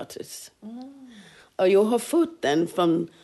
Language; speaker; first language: Swedish; non-native, fluent; English